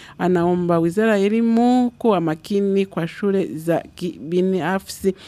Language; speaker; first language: Swahili; non-native, local second language; Rundi